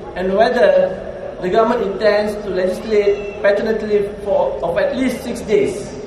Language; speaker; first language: English; non-native, local second language; Malay